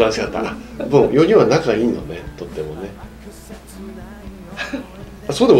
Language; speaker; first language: Japanese; native; Japanese